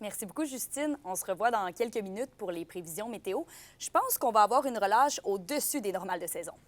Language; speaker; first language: French; native; French